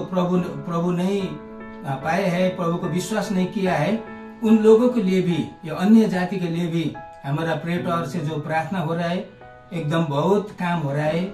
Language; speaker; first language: Hindi; non-native, local second language; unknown